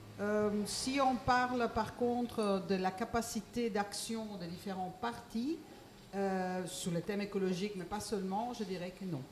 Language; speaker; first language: French; non-native, fluent; Italian